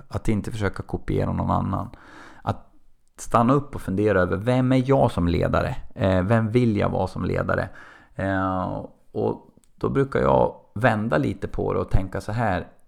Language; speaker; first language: Swedish; native; Swedish